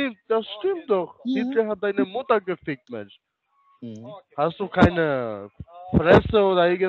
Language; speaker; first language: German; non-native, learner; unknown